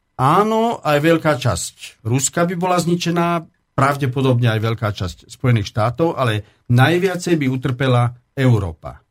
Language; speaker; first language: Slovak; native; Slovak